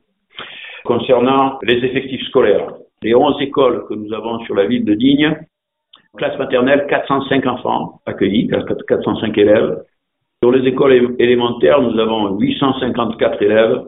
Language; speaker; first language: French; native; French